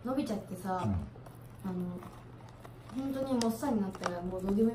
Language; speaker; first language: Japanese; native; Japanese